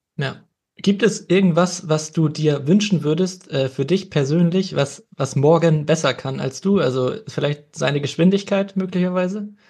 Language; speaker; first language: German; native; German